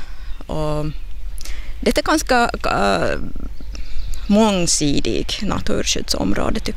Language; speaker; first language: Swedish; non-native, local second language; Finnish